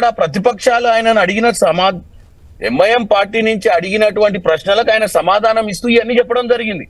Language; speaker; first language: Telugu; native; Telugu